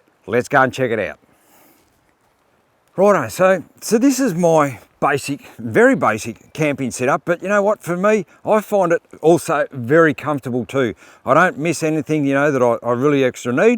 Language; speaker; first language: English; native; English